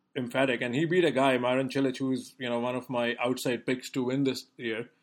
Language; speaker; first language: English; non-native, local second language; Hindi